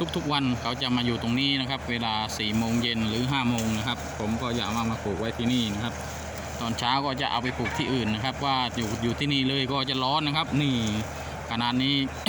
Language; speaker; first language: Thai; non-native, local second language; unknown